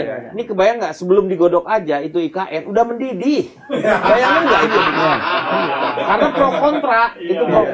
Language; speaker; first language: Indonesian; native; Indonesian